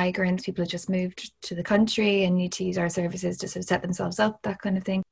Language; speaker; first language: English; native; English